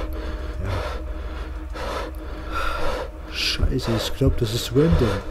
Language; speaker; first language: German; native; German